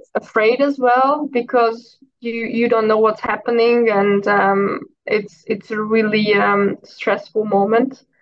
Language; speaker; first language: English; non-native, fluent; Hungarian